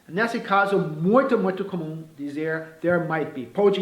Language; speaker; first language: Portuguese; non-native, fluent; English